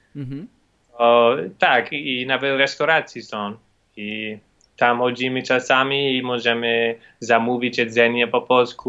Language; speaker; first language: Polish; non-native, learner; English